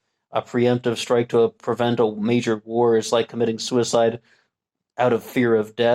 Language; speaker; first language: English; native; English